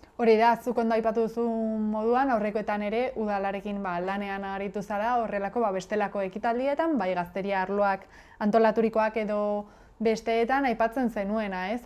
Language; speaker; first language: Basque; native; Basque